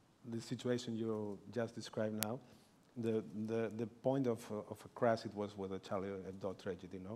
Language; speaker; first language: English; non-native, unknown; Spanish